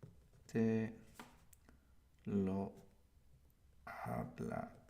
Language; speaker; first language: Spanish; non-native, learner; English